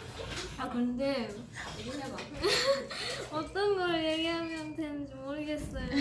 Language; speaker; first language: Korean; non-native, fluent; Japanese